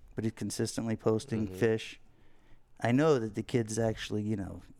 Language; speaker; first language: English; native; English